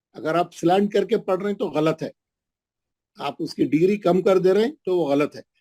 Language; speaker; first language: Urdu; native; Urdu